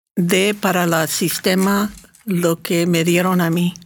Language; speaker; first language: Spanish; early bilingual, heritage; Spanish